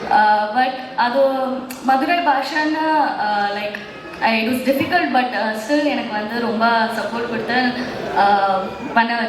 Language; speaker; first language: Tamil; non-native, learner; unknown